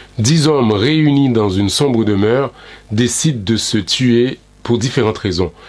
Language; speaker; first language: French; non-native, local second language; Haitian Creole